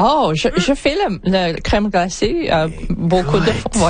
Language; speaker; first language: French; non-native, local second language; English